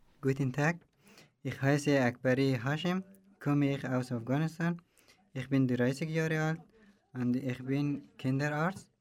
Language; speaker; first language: German; non-native, learner; Persian